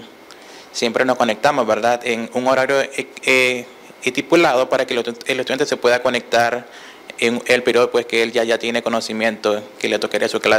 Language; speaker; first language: Spanish; native; Spanish